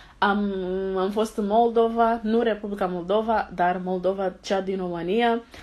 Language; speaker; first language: Romanian; non-native, learner; Portuguese